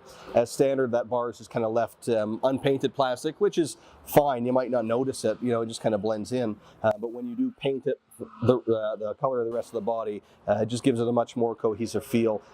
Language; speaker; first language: English; native; English